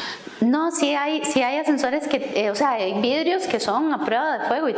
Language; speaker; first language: Spanish; native; Spanish